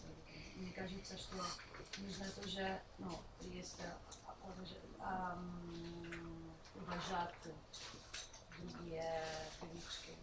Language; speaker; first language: Russian; non-native, fluent; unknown